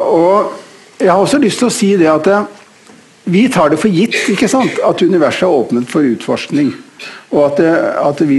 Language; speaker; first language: Norwegian; native; Norwegian